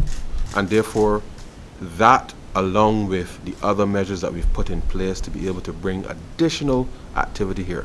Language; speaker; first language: English; native; English